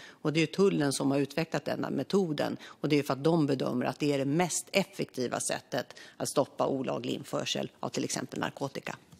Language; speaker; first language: Swedish; native; Swedish